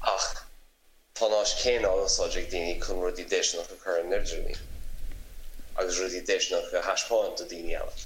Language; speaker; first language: Irish; non-native, local second language; English